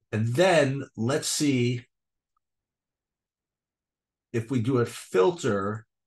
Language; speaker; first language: English; native; English